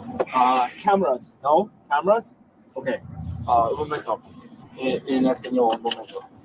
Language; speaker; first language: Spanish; non-native, learner; English